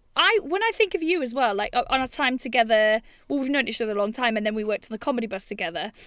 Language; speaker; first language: English; native; English